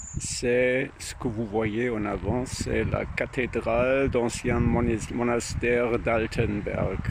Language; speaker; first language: French; non-native, fluent; German